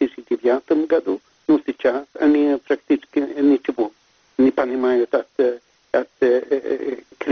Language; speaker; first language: Russian; non-native, fluent; Swedish